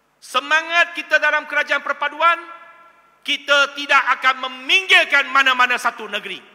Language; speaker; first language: Malay; non-native, local second language; Chinese